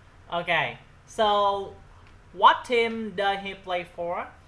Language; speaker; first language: English; non-native, learner; Vietnamese